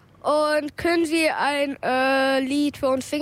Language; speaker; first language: German; non-native, learner; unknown